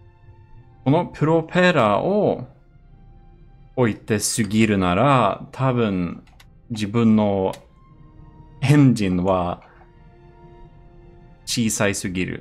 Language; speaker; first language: Japanese; non-native, learner; Swedish